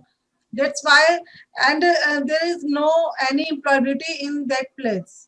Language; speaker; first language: English; non-native, learner; Hindi